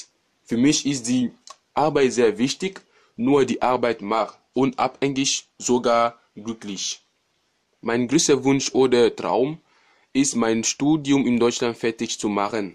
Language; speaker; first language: German; non-native, fluent; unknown